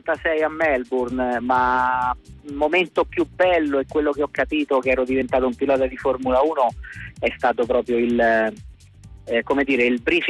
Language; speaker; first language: Italian; native; Italian